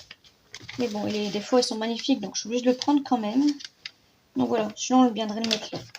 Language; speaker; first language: French; native; French